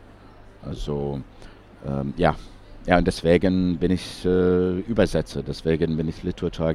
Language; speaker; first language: German; non-native, fluent; English